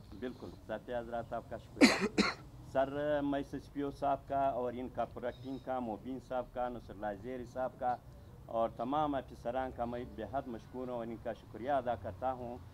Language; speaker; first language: Urdu; non-native, local second language; Pashto